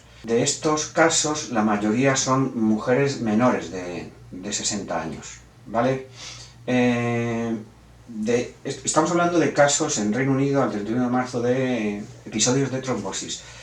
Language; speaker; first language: Spanish; native; Spanish